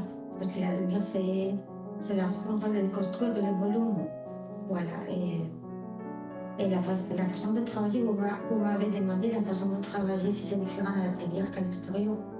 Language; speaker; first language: French; non-native, fluent; Spanish